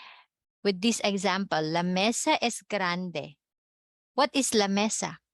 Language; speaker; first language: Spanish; non-native, fluent; Filipino